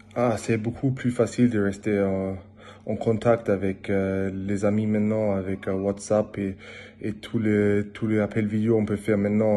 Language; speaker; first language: French; non-native, learner; English